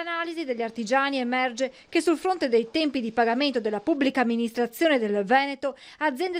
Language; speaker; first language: Italian; native; Italian